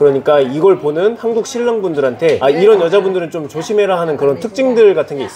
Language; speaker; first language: Korean; native; Korean